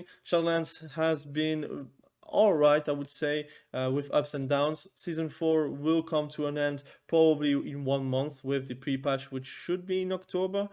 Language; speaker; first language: English; non-native, fluent; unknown